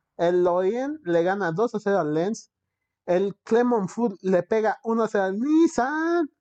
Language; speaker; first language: Spanish; early bilingual, heritage; Spanish